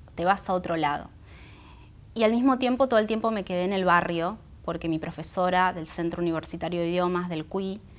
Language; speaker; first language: Spanish; non-native, local second language; Guarani